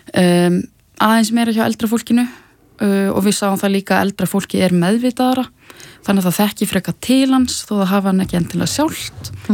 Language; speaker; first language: Icelandic; native; Icelandic